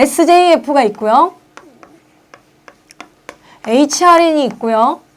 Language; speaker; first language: Korean; native; Korean